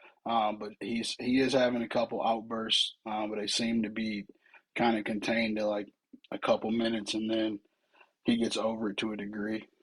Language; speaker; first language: English; native; English